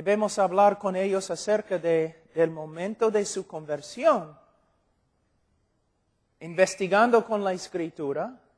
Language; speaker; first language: Spanish; non-native, fluent; English